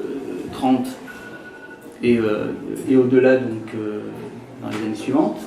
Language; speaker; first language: French; native; French